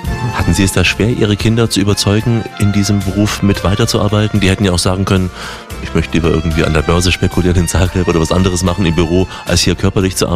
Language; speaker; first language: German; native; German